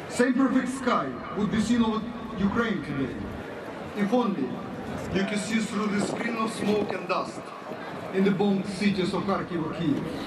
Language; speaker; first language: English; non-native, fluent; Ukrainian